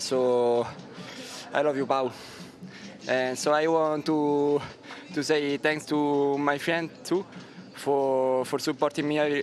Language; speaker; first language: English; non-native, learner; Italian